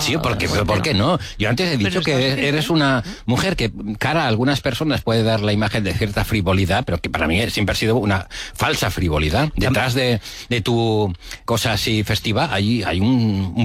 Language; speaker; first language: Spanish; native; Spanish